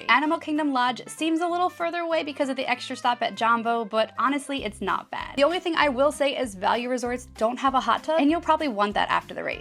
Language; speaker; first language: English; native; English